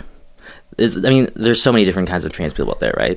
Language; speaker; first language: English; native; English